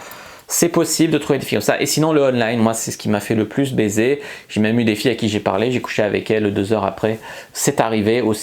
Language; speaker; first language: French; native; French